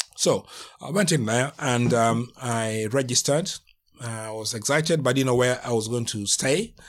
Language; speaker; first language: English; non-native, local second language; Luo (Kenya and Tanzania)